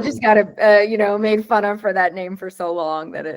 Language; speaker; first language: English; native; English